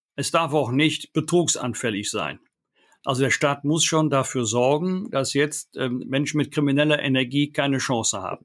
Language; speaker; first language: German; native; German